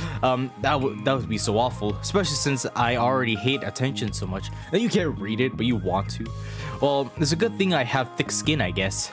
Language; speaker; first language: English; native; English